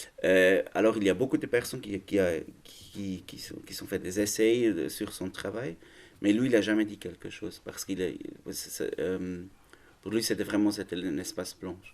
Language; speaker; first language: French; non-native, learner; German